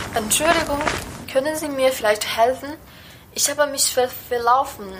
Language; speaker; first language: German; non-native, learner; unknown